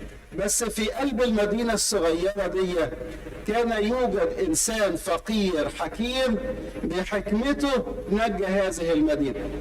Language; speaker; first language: Arabic; native; Arabic